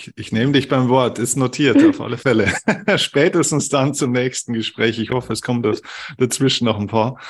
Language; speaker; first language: German; native; German